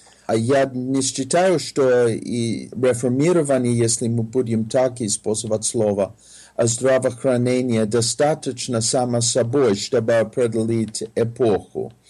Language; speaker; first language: Russian; non-native, fluent; English